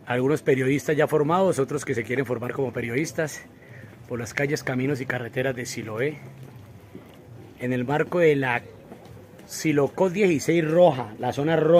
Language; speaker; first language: Spanish; native; Spanish